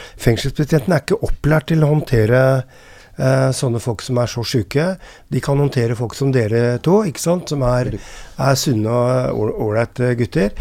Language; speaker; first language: Norwegian; native; Norwegian